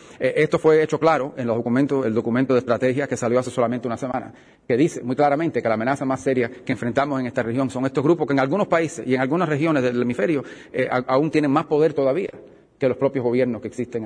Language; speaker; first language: Spanish; early bilingual, heritage; Spanish